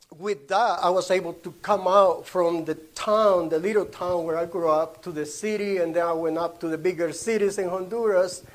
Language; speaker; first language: English; non-native, learner; Spanish